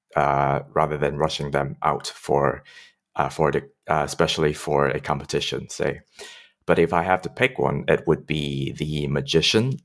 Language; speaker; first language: English; non-native, local second language; Cantonese